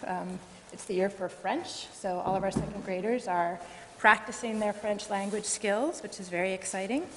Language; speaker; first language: English; native; English